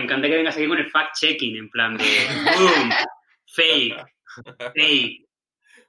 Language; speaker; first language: Spanish; native; Spanish